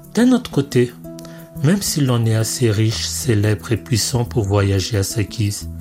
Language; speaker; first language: French; non-native, local second language; Malagasy